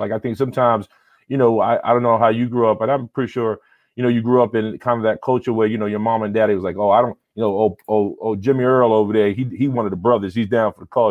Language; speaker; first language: English; native; English